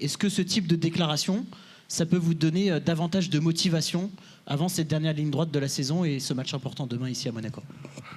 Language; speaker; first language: French; native; French